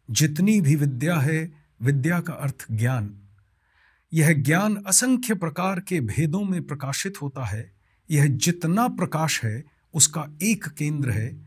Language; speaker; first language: Hindi; non-native, local second language; Bangla